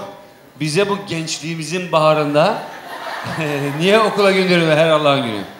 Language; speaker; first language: Turkish; native; Turkish